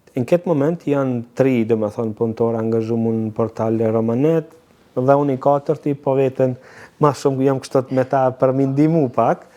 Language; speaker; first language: Albanian; non-native, local second language; Romany